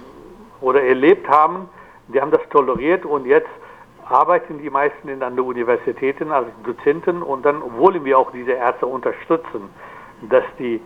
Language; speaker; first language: German; non-native, fluent; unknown